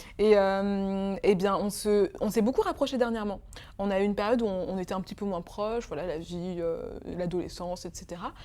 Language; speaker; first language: French; early bilingual, other home language; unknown